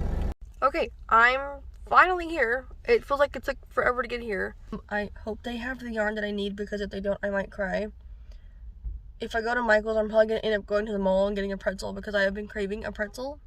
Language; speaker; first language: English; native; English